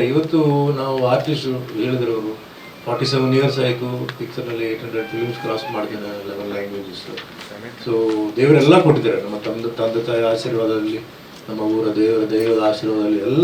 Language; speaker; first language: Kannada; early bilingual, other home language; Tulu